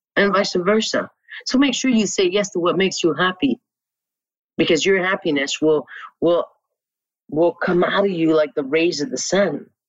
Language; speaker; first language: English; non-native, local second language; French